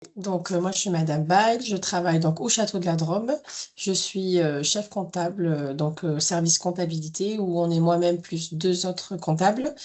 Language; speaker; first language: French; native; French